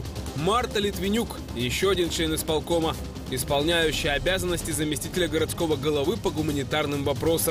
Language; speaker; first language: Russian; non-native, local second language; Ukrainian